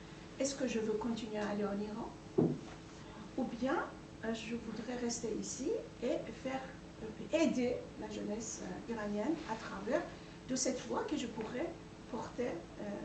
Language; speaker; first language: French; non-native, fluent; Persian